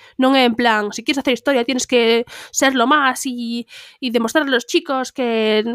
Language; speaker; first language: Galician; non-native, local second language; Spanish